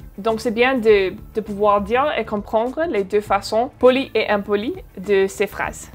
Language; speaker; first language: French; non-native, fluent; English